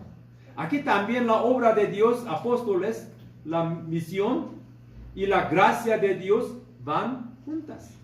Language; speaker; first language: Spanish; non-native, fluent; Korean